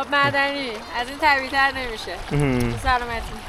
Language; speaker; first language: Persian; native; Persian